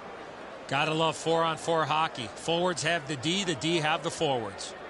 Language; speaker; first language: English; native; English